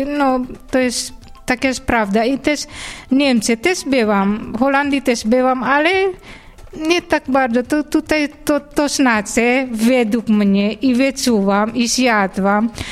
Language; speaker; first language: Polish; non-native, learner; Indonesian